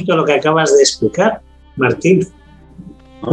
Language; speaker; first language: Spanish; native; Spanish